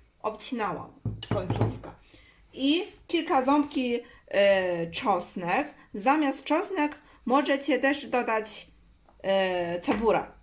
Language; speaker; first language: Polish; non-native, learner; Chinese